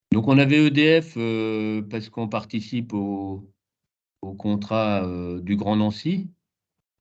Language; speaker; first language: French; native; French